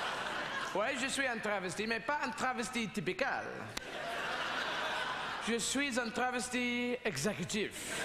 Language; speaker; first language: French; non-native, learner; English